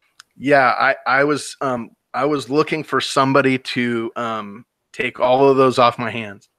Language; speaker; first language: English; native; English